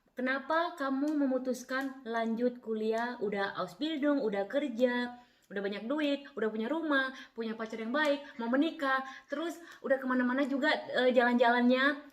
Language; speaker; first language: Indonesian; native; Indonesian